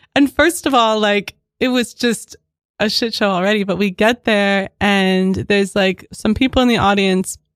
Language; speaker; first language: English; native; English